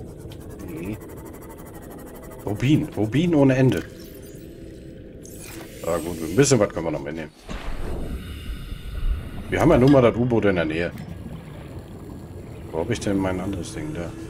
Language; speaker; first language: German; native; German